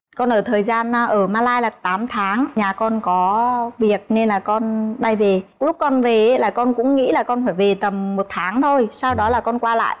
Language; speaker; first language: Vietnamese; native; Vietnamese